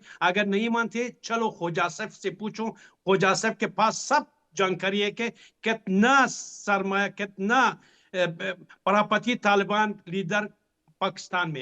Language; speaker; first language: Hindi; non-native, fluent; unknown